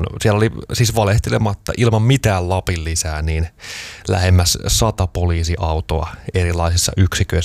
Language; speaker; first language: Finnish; native; Finnish